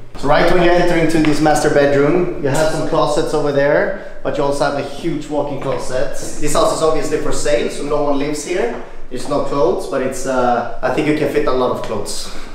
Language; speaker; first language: English; non-native, fluent; Swedish